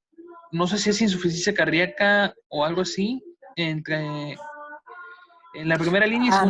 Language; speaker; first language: Spanish; native; Spanish